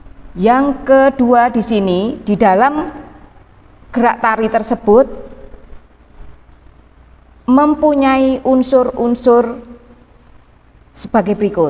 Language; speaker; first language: Malay; native; Malay